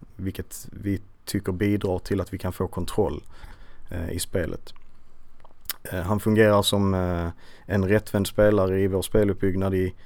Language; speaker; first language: Swedish; native; Swedish